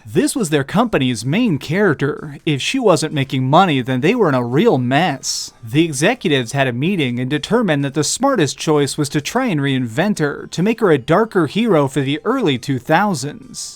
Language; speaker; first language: English; native; English